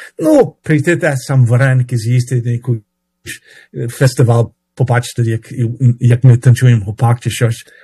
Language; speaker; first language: Ukrainian; early bilingual, heritage; Ukrainian